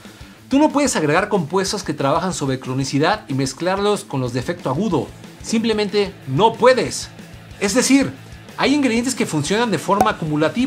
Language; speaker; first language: Spanish; native; Spanish